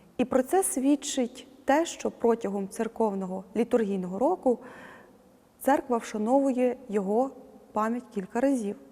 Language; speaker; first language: Ukrainian; native; Ukrainian